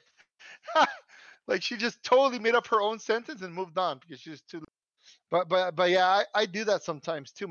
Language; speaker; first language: English; early bilingual, other home language; Spanish